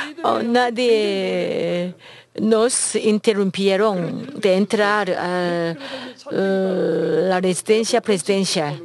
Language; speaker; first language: Spanish; non-native, learner; Korean